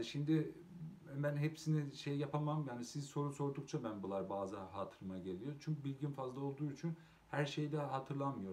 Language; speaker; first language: Turkish; non-native, local second language; Azerbaijani